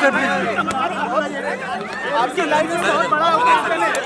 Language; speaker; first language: Hindi; non-native, local second language; Marathi